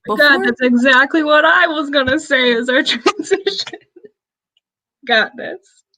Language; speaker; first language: English; native; English